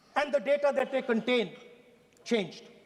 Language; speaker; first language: English; non-native, local second language; Hindi